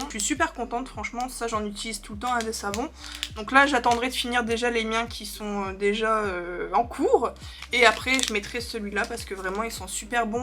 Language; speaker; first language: French; native; French